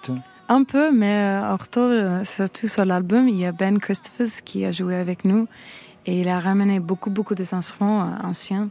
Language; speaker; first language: French; non-native, fluent; English